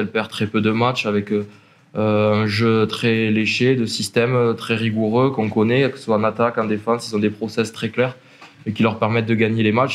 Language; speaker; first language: French; native; French